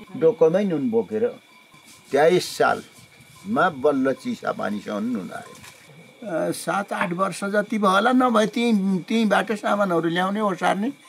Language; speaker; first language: Nepali; native; Nepali